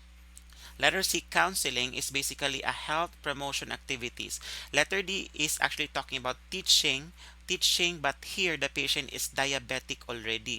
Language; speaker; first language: English; non-native, local second language; Filipino